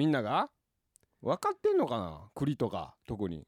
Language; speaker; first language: Japanese; native; Japanese